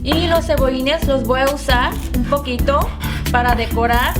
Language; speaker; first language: Spanish; non-native, fluent; Korean